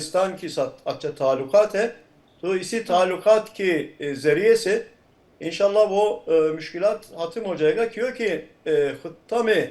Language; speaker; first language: Hindi; non-native, fluent; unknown